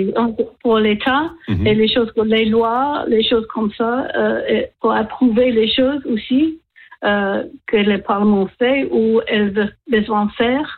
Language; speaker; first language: French; non-native, learner; English